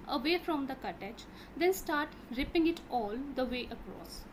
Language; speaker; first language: English; non-native, local second language; Punjabi